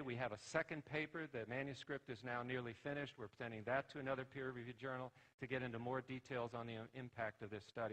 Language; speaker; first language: English; native; English